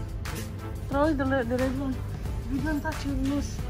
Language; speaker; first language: English; non-native, learner; Indonesian